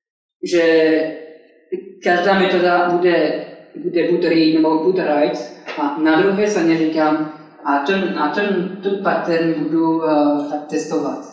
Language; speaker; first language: Czech; non-native, fluent; French